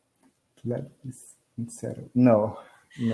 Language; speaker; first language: English; non-native, learner; Portuguese